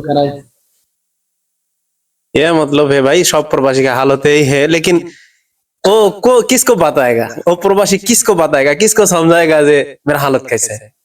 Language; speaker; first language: Hindi; non-native, learner; Bangla